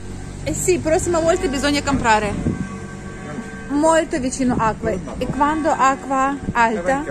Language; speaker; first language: Italian; non-native, learner; Russian